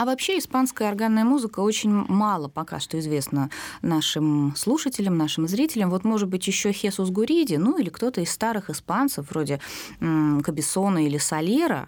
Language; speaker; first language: Russian; native; Russian